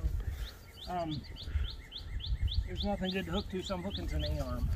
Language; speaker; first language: English; native; English